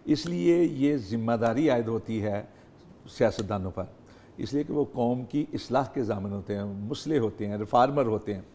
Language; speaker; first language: Urdu; non-native, local second language; Punjabi